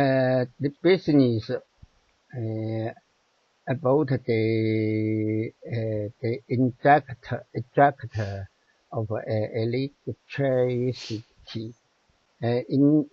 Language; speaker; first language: English; non-native, learner; Chinese